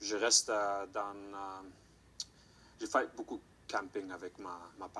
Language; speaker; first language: French; non-native, local second language; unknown